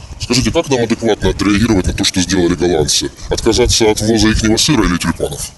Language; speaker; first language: Russian; native; Russian